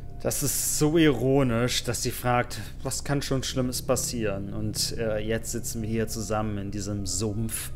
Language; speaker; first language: German; native; German